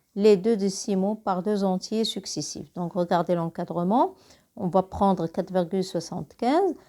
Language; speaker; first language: French; non-native, local second language; Arabic